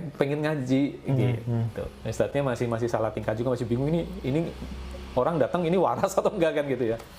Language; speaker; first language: Indonesian; non-native, local second language; Javanese